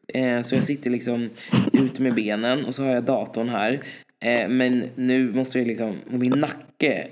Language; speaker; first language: Swedish; early bilingual, other home language; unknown